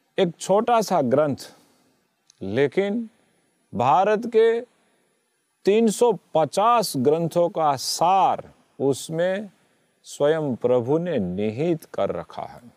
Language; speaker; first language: Hindi; non-native, local second language; Gujarati